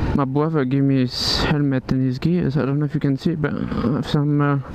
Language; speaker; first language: English; non-native, fluent; French